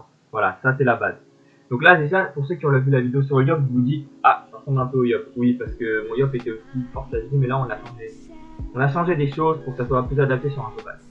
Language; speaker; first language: French; native; French